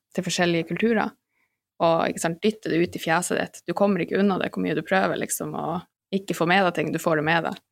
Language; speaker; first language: Norwegian; native; Norwegian